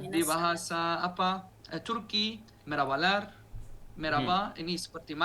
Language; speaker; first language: Indonesian; non-native, learner; Arabic